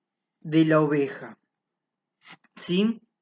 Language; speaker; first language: Spanish; native; Spanish